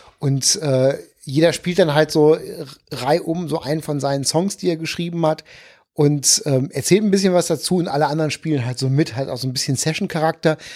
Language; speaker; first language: German; native; German